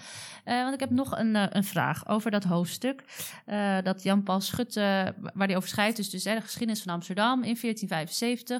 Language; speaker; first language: Dutch; native; Dutch